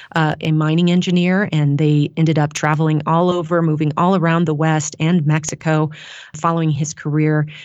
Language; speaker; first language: English; native; English